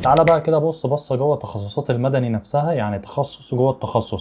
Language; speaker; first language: Arabic; native; Arabic